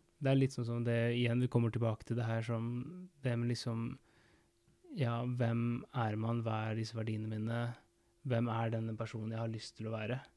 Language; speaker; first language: Norwegian; early bilingual, other home language; Spanish